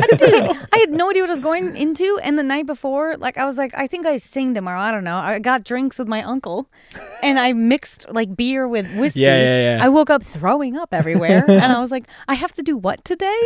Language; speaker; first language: English; native; English